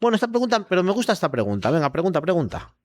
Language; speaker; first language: Spanish; native; Spanish